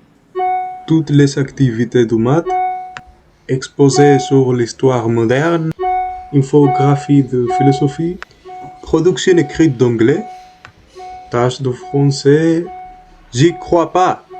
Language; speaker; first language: French; non-native, learner; Spanish